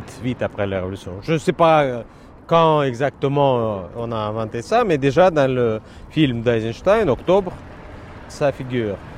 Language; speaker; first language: French; non-native, fluent; Russian